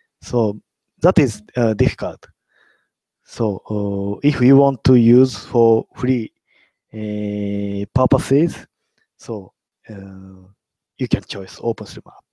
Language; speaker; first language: English; non-native, learner; Japanese